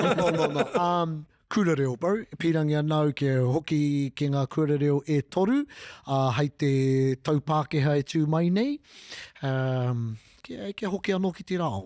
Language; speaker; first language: Māori; non-native, local second language; English